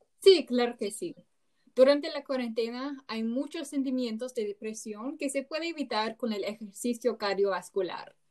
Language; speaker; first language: Spanish; non-native, learner; English